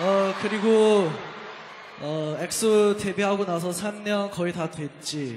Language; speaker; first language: Korean; non-native, fluent; Chinese